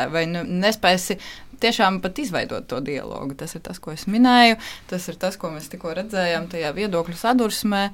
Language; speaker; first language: Latvian; non-native, local second language; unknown